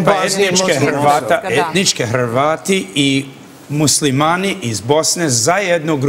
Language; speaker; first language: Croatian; early bilingual, heritage; English